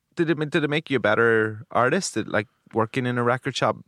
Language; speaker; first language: English; native; English